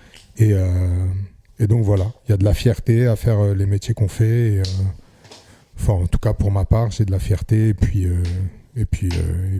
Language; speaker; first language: French; native; French